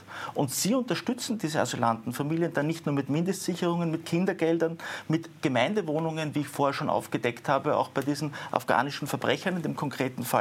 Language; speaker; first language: German; native; German